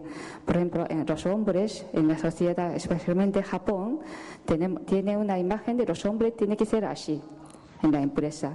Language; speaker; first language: Spanish; non-native, fluent; Japanese